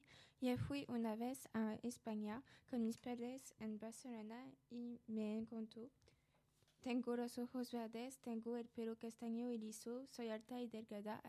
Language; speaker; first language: Spanish; non-native, learner; French